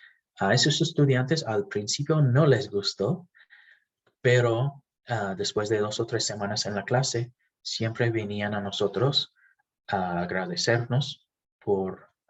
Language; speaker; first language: Spanish; non-native, fluent; English